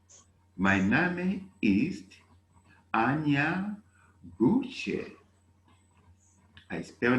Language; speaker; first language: German; non-native, learner; Bemba